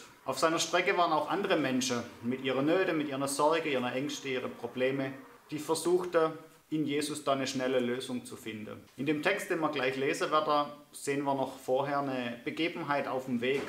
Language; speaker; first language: German; native; German